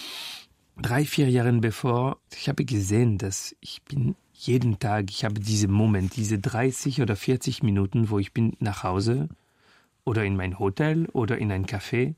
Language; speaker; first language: German; non-native, fluent; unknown